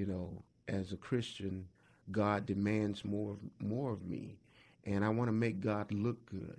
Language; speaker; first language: English; native; English